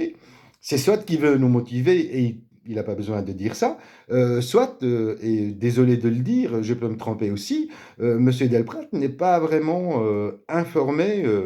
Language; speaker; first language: French; native; French